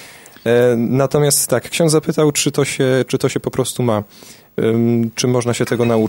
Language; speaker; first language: Polish; native; Polish